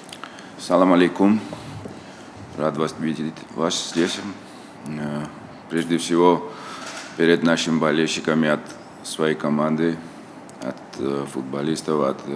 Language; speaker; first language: Russian; non-native, local second language; Tajik